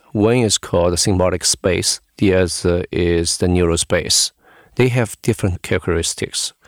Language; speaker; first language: English; non-native, fluent; Chinese